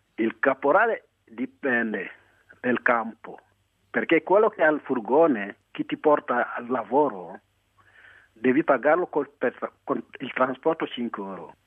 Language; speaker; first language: Italian; non-native, fluent; Wolof